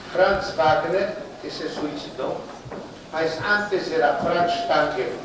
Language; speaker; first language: Portuguese; non-native, fluent; Yiddish